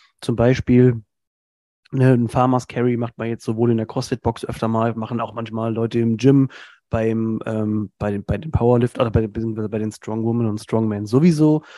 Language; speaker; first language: German; native; German